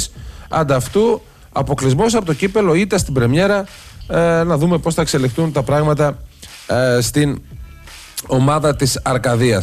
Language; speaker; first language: Greek; native; Greek